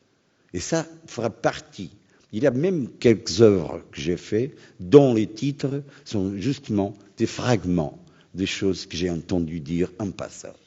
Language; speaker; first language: French; non-native, fluent; Portuguese